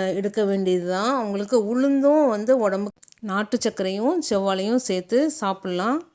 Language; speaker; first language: Tamil; native; Tamil